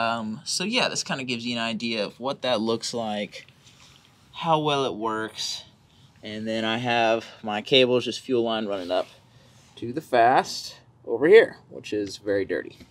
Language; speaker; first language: English; native; English